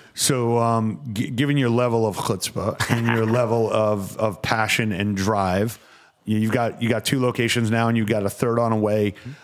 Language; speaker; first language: English; native; English